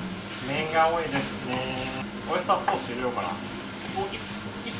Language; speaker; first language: Japanese; non-native, learner; Thai